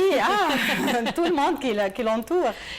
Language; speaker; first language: French; non-native, learner; Arabic